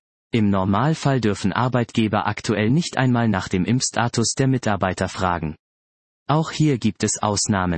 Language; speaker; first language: German; native; German